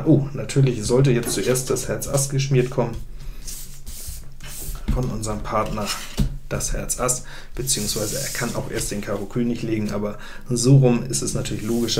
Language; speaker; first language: German; native; German